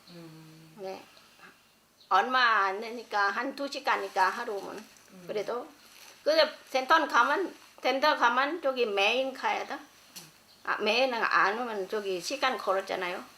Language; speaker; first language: Korean; non-native, learner; Thai